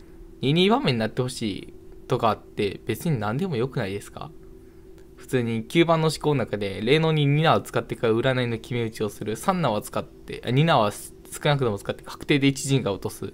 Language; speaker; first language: Japanese; native; Japanese